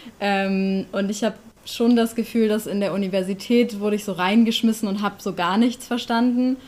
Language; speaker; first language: German; native; German